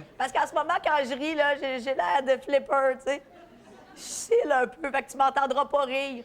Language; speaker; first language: French; native; French